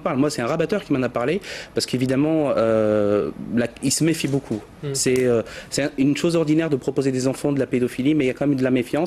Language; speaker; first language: French; native; French